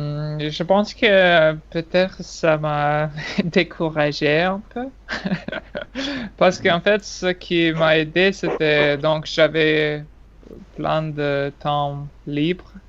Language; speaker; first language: French; non-native, fluent; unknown